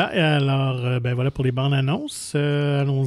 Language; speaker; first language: French; native; French